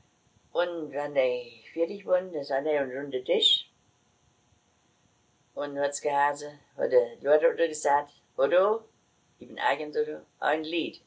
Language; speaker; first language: German; native; German